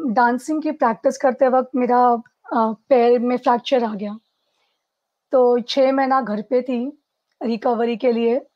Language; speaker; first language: Hindi; non-native, local second language; Marathi